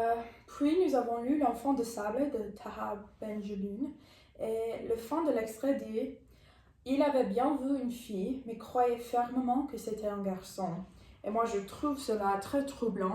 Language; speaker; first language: French; non-native, learner; English